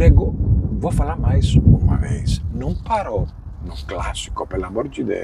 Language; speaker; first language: Portuguese; non-native, fluent; Greek